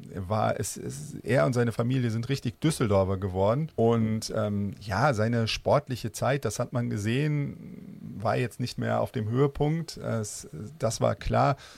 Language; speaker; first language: German; native; German